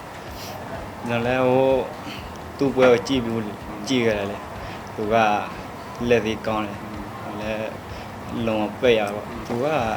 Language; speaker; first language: Burmese; non-native, local second language; Karen languages